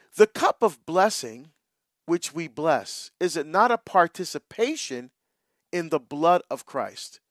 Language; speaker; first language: English; native; English